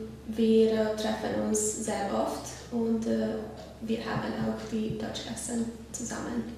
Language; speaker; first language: German; non-native, learner; Hungarian